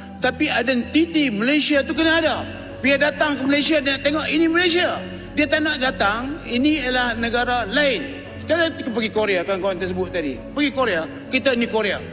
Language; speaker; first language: Malay; native; Malay